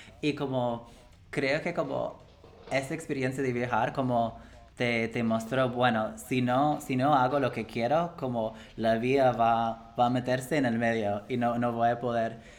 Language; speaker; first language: Spanish; non-native, fluent; English